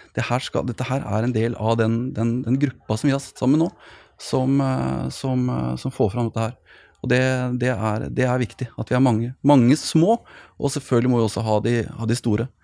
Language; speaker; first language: Norwegian; native; Norwegian